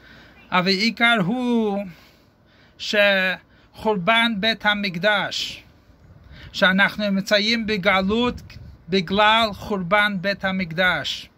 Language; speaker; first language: Hebrew; non-native, fluent; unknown